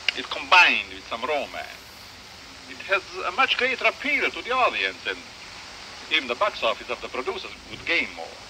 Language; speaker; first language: English; non-native, fluent; Hungarian